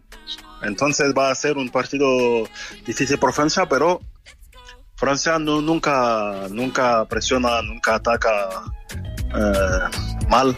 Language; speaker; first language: Spanish; non-native, learner; French